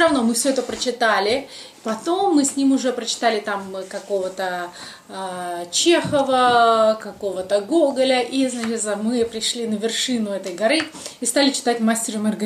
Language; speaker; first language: Russian; native; Russian